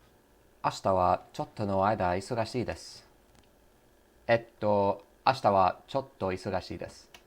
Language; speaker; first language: Japanese; non-native, learner; English